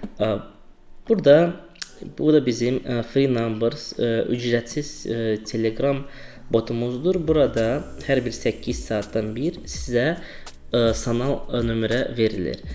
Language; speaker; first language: Turkish; non-native, learner; Azerbaijani